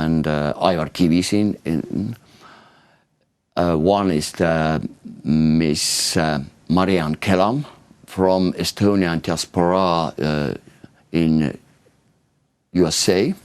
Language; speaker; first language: English; non-native, learner; Estonian